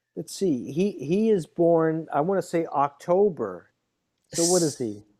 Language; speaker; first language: English; native; English